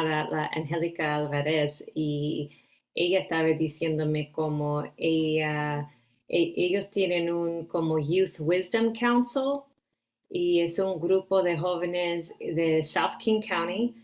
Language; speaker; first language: Spanish; early bilingual, heritage; Spanish